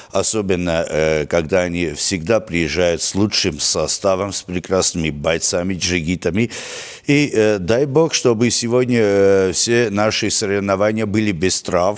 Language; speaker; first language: Russian; non-native, fluent; Armenian